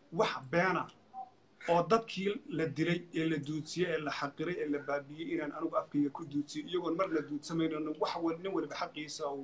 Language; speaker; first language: Somali; native; Somali